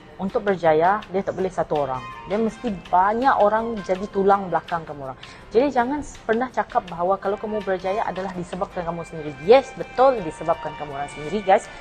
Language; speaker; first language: Malay; non-native, local second language; Iban